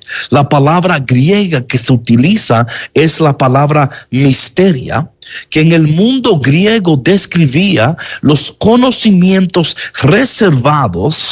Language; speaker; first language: Spanish; native; Spanish